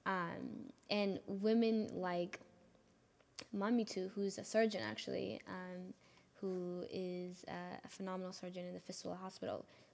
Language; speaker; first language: English; early bilingual, other home language; Amharic